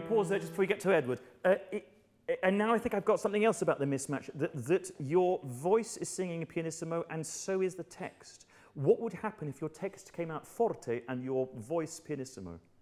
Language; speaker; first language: English; native; English